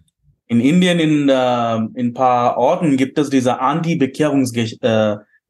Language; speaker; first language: German; non-native, fluent; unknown